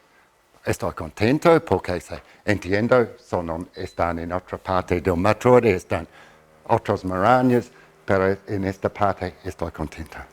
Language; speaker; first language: Spanish; non-native, fluent; English